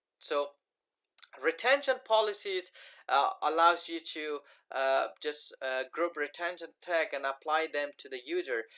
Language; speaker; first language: English; non-native, local second language; Persian